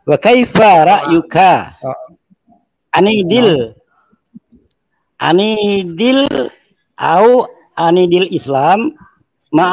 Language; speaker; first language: Arabic; non-native, learner; Indonesian